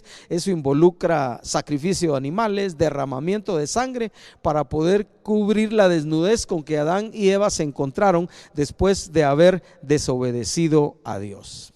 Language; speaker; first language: Spanish; native; Spanish